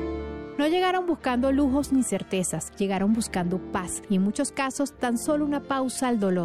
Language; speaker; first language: Spanish; native; Spanish